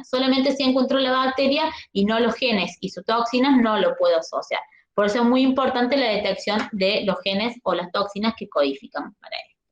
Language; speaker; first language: Spanish; native; Spanish